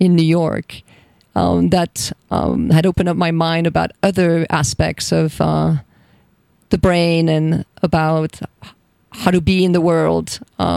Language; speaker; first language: English; non-native, fluent; French